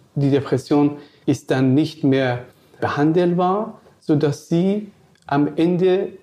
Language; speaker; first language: German; non-native, fluent; Persian